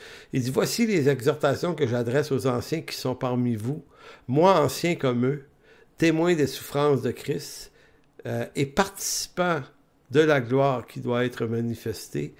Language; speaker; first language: French; native; French